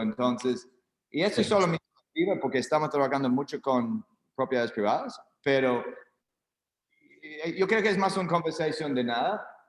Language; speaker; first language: Spanish; non-native, learner; English